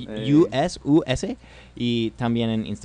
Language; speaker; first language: Spanish; non-native, learner; English